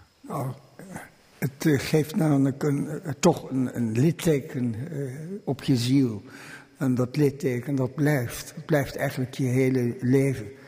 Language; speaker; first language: Dutch; early bilingual, other home language; German